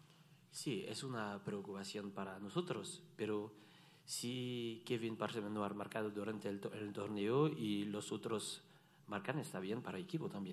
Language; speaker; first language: Spanish; non-native, learner; French